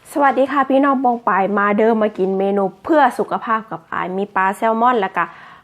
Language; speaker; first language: Thai; native; Thai